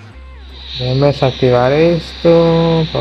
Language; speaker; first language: Spanish; non-native, fluent; Portuguese